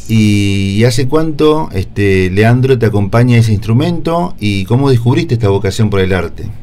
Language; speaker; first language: Spanish; native; Spanish